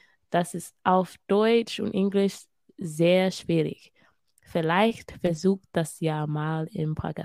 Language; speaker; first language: German; non-native, learner; English